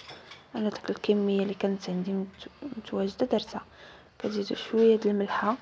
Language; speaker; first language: Arabic; native; Arabic